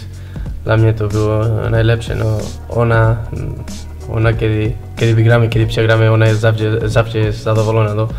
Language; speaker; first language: Polish; non-native, learner; Spanish